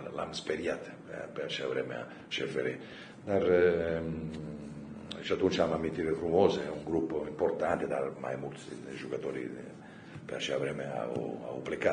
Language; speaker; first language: Romanian; non-native, fluent; Italian